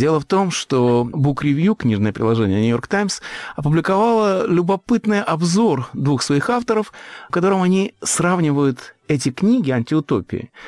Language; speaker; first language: Russian; native; Russian